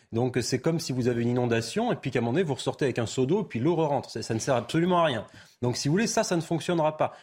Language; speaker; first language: French; native; French